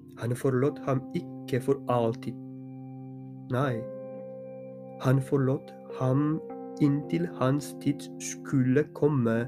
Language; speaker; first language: Norwegian; non-native, fluent; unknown